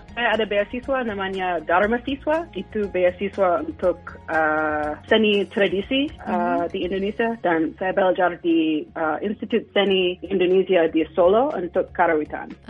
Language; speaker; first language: Indonesian; non-native, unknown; English